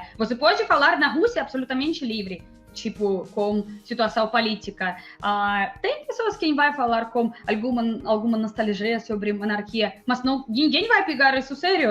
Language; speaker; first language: Portuguese; non-native, fluent; Russian